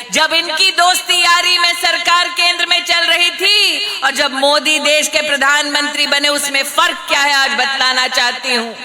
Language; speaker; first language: Hindi; native; Hindi